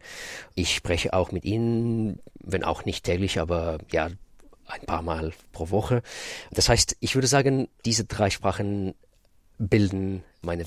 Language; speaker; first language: German; non-native, fluent; Russian